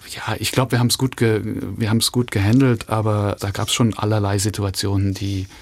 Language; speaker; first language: German; native; German